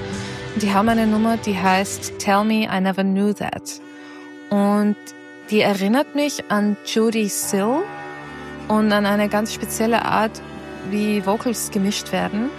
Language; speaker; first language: German; native; German